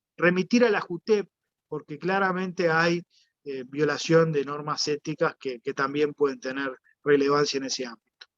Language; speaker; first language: Spanish; native; Spanish